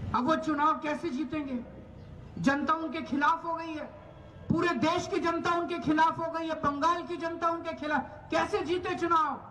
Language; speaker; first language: Hindi; native; Hindi